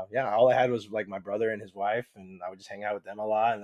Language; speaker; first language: English; native; English